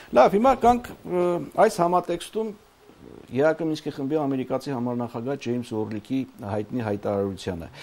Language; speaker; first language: Armenian; native; Armenian